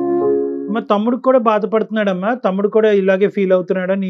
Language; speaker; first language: Telugu; native; Telugu